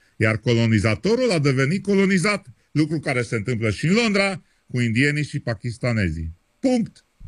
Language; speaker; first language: Romanian; native; Romanian